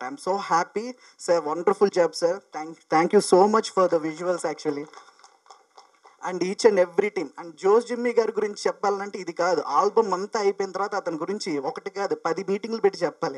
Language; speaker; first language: Telugu; native; Telugu